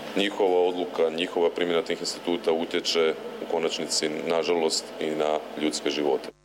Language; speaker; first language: Croatian; native; Croatian